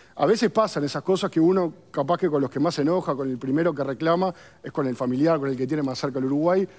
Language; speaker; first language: Spanish; native; Spanish